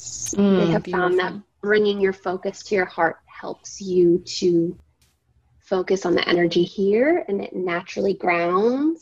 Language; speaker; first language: English; native; English